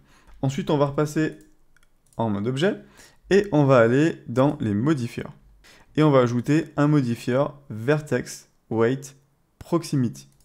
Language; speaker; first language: French; native; French